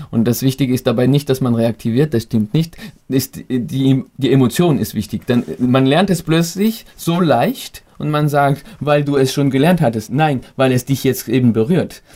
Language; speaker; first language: German; non-native, fluent; French